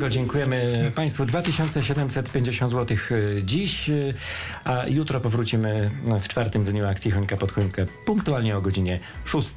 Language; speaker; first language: Polish; native; Polish